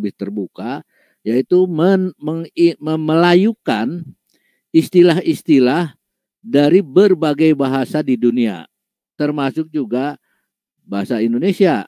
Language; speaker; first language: Indonesian; native; Indonesian